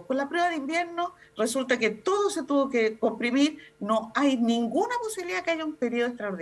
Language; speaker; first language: Spanish; native; Spanish